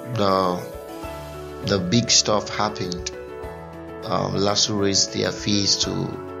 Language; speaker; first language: English; non-native, local second language; Igbo